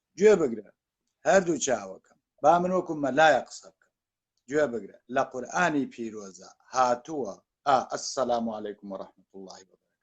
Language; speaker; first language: Central Kurdish; native; Central Kurdish